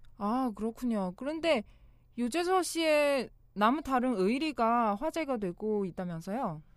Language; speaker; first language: Korean; non-native, fluent; Chinese